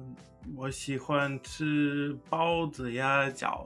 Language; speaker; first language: Chinese; non-native, learner; English